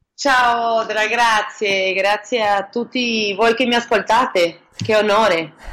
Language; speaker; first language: Italian; early bilingual, other home language; Spanish